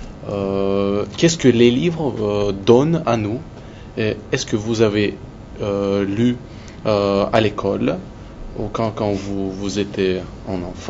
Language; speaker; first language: French; non-native, learner; Russian